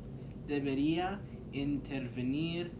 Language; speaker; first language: Spanish; non-native, learner; English